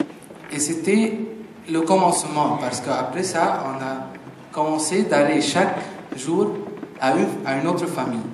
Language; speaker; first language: French; non-native, fluent; Arabic